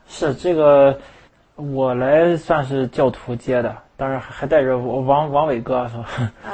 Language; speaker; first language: Chinese; native; Chinese